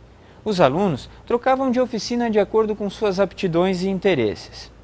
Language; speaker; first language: Portuguese; native; Portuguese